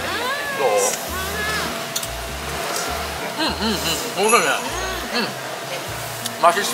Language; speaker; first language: Japanese; native; Japanese